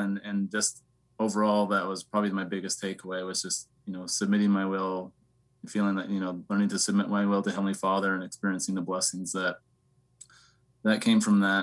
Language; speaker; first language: English; native; English